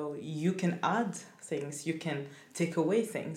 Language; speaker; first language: English; non-native, fluent; Rundi